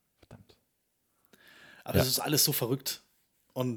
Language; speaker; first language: German; native; German